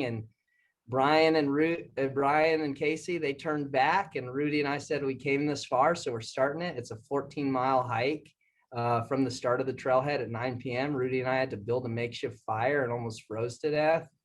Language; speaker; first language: English; native; English